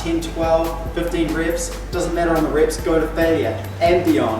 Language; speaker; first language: English; native; English